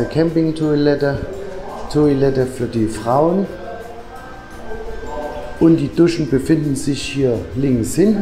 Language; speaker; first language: German; native; German